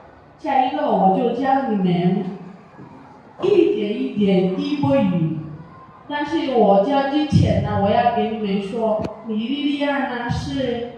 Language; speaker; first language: Chinese; non-native, fluent; Igbo